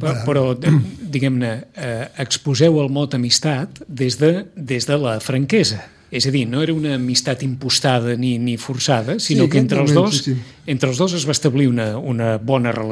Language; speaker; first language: Catalan; native; Catalan